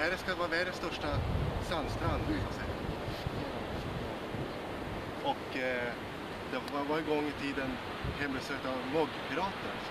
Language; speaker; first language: Swedish; native; Swedish